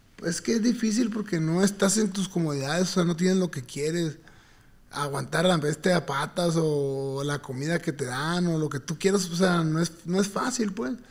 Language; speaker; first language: Spanish; native; Spanish